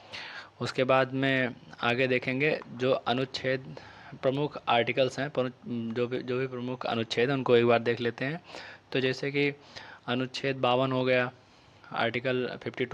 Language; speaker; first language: Hindi; native; Hindi